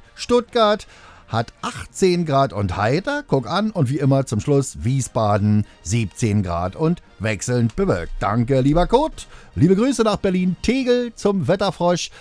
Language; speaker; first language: German; native; German